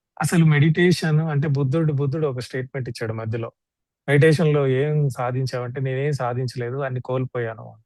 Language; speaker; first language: Telugu; native; Telugu